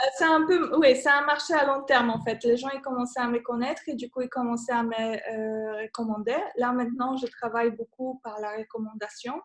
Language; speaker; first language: French; non-native, fluent; Polish